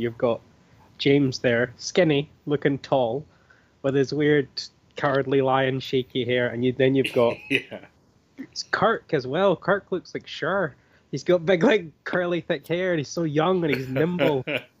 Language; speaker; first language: English; native; English